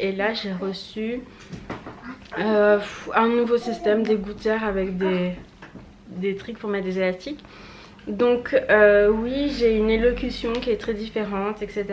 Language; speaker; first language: French; native; French